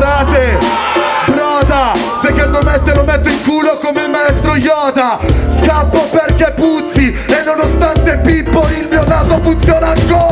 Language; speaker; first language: Italian; native; Italian